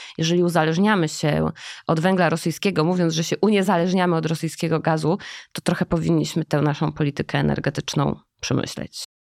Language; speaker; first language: Polish; native; Polish